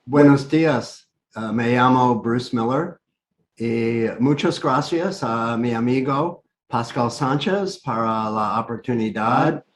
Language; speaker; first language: Spanish; non-native, learner; English